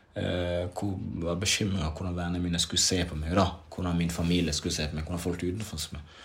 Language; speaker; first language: Norwegian; early bilingual, other home language; Swahili